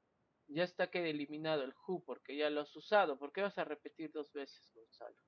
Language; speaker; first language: Spanish; native; Spanish